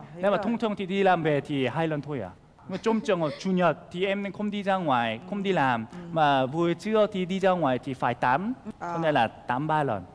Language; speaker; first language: Vietnamese; non-native, fluent; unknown